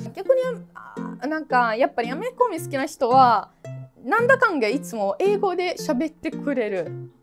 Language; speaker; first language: Japanese; non-native, fluent; Italian